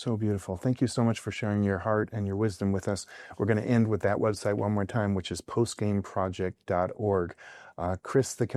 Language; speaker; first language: English; native; English